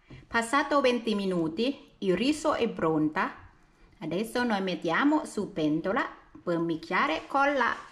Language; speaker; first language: Italian; non-native, learner; Thai